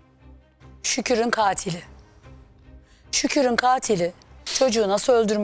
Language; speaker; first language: Turkish; native; Turkish